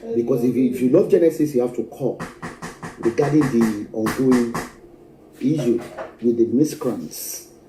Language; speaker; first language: English; non-native, local second language; Yoruba